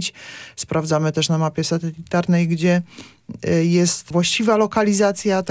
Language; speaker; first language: Polish; native; Polish